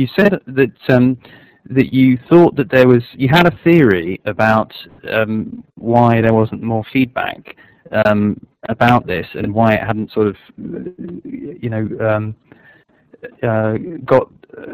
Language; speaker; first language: English; native; English